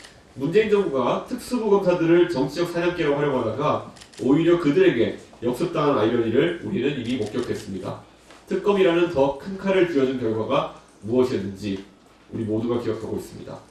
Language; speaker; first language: Korean; native; Korean